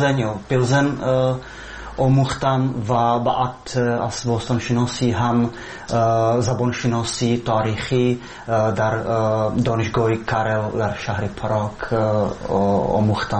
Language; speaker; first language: Persian; non-native, learner; Czech